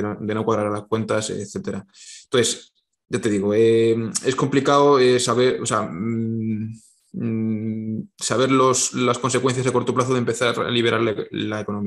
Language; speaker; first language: Spanish; native; Spanish